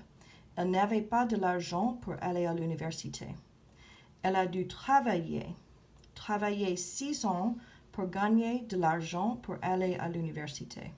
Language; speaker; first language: French; non-native, fluent; English